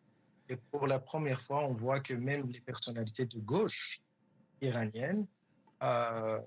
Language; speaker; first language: French; non-native, fluent; Persian